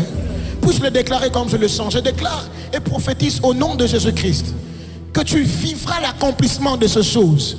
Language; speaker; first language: French; non-native, local second language; Lingala